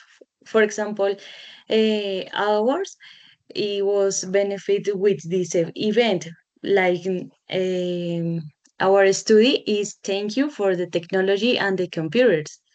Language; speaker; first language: English; non-native, learner; Spanish